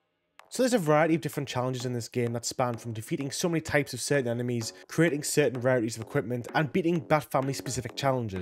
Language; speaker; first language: English; native; English